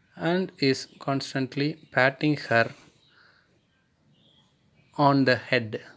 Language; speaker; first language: English; non-native, local second language; Tamil